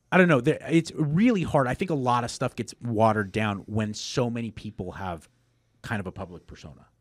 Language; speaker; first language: English; native; English